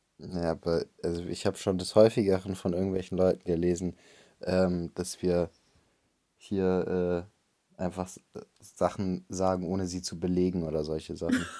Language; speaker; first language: German; native; German